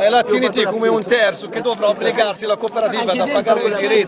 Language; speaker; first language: Italian; non-native, learner; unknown